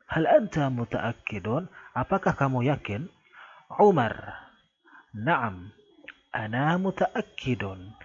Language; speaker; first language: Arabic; non-native, fluent; Indonesian